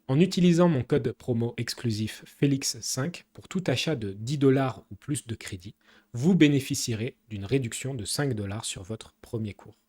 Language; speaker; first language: French; native; French